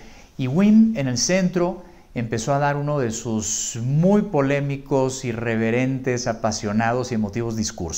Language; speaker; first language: Spanish; native; Spanish